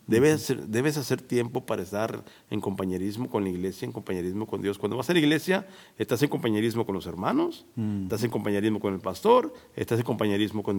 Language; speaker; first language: Spanish; native; Spanish